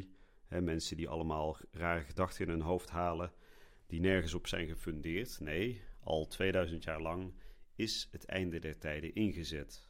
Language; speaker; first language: Dutch; native; Dutch